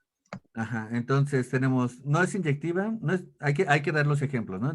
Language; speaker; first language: Spanish; native; Spanish